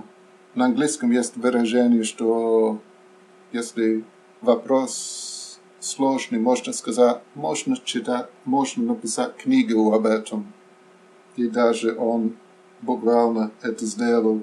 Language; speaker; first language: Russian; non-native, fluent; English